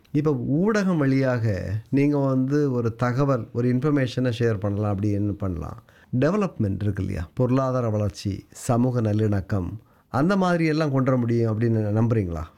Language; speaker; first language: Tamil; native; Tamil